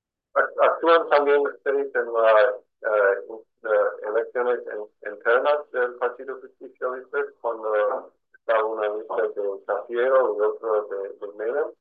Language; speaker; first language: Spanish; non-native, fluent; English